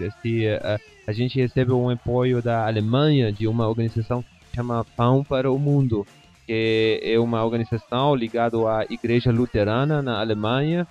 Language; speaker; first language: Portuguese; non-native, fluent; Spanish